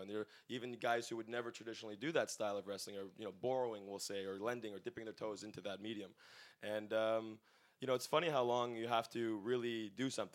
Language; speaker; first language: English; native; English